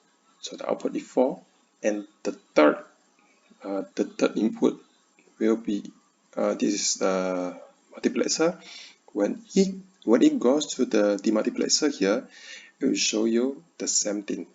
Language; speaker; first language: English; non-native, learner; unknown